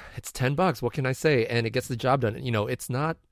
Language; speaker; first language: English; native; English